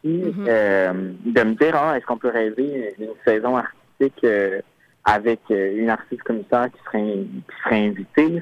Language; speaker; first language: French; native; French